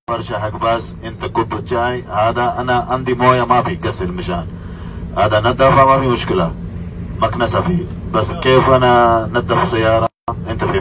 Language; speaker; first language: Arabic; non-native, learner; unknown